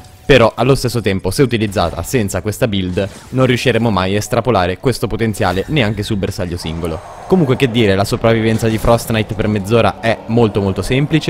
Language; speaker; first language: Italian; native; Italian